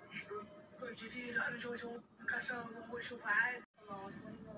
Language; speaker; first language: Arabic; non-native, learner; Hindi